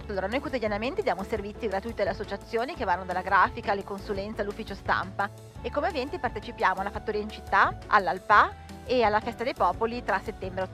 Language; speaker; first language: Italian; native; Italian